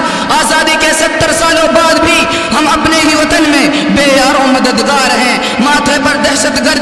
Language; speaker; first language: Urdu; native; Urdu